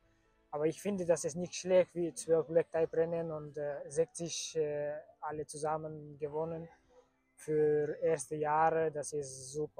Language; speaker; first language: German; non-native, learner; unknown